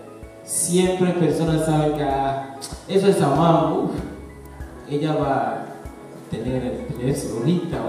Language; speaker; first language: Spanish; non-native, learner; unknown